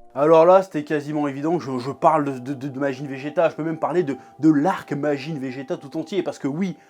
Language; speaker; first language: French; native; French